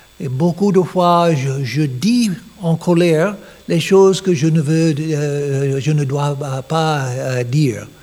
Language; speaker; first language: French; non-native, learner; English